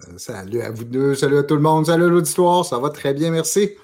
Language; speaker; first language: French; native; French